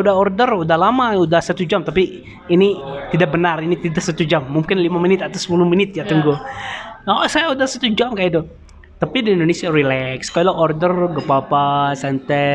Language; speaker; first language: Indonesian; non-native, learner; Arabic